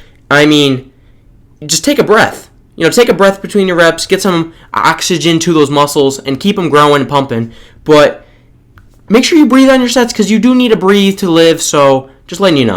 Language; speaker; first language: English; native; English